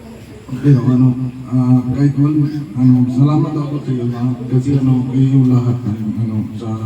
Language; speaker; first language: Filipino; non-native, learner; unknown